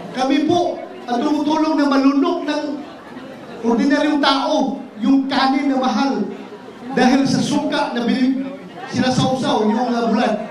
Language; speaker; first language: Filipino; non-native, local second language; Cebuano